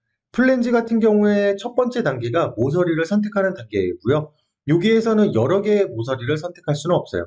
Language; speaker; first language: Korean; native; Korean